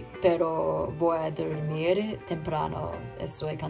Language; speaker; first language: Spanish; non-native, learner; Korean